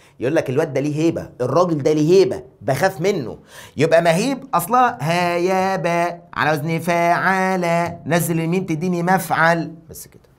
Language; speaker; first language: Arabic; native; Arabic